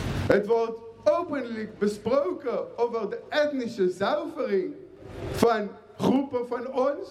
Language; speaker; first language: Dutch; non-native, fluent; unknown